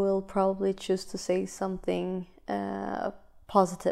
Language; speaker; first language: English; non-native, fluent; Swedish